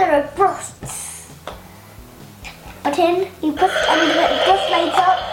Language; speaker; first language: English; native; English